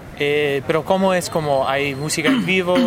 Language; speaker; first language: Spanish; non-native, fluent; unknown